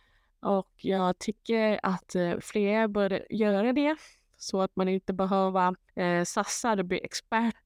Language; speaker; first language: Swedish; non-native, fluent; Thai